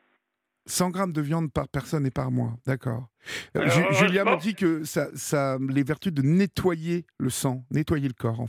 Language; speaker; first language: French; native; French